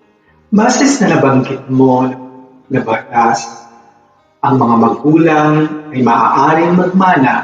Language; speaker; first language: Filipino; native; Filipino